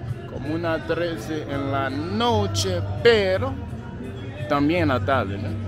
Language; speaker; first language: Spanish; non-native, learner; English